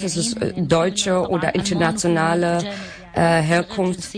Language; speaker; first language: German; non-native, learner; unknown